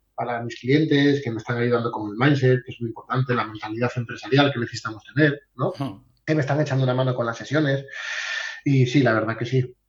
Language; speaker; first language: Spanish; native; Spanish